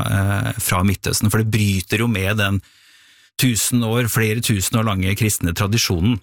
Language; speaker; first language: Norwegian; native; Norwegian